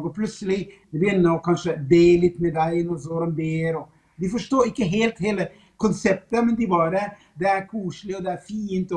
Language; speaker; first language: Swedish; non-native, fluent; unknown